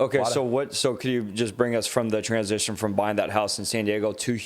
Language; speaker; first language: English; native; English